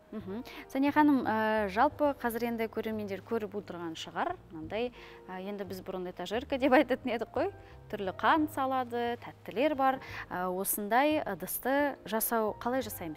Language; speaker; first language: Kazakh; native; Kazakh